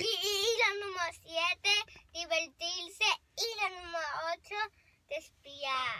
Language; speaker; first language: Spanish; early bilingual, other home language; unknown